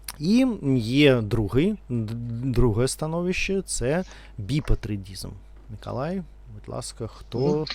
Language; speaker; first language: Ukrainian; non-native, learner; Russian